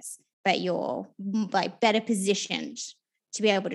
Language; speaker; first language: English; native; English